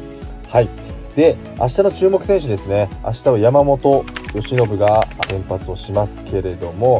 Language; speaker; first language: Japanese; native; Japanese